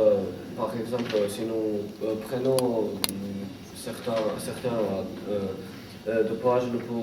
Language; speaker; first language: French; non-native, learner; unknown